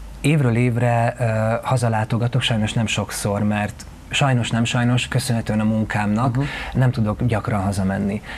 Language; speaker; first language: Hungarian; native; Hungarian